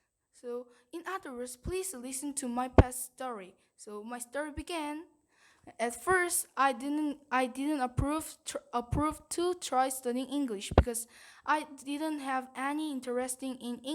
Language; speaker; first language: English; non-native, learner; Korean